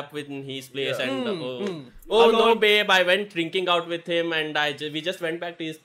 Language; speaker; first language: English; non-native, local second language; Kannada